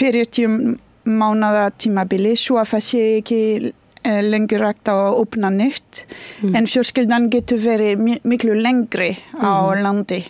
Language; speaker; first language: Icelandic; non-native, learner; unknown